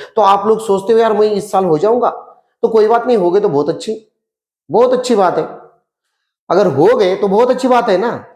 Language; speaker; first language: Hindi; non-native, local second language; Marathi